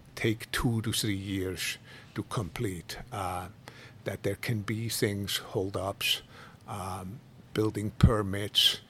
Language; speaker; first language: English; non-native, fluent; Swiss German